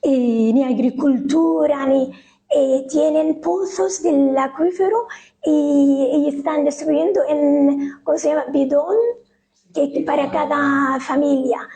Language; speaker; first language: Spanish; non-native, fluent; Arabic